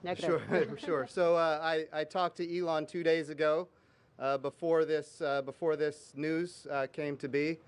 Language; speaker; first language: English; native; English